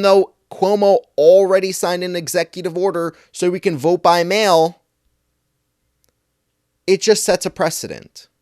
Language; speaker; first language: English; native; English